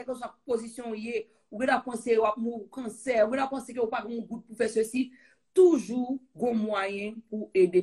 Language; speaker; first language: French; non-native, local second language; Haitian Creole